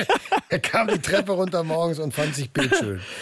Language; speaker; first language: German; native; German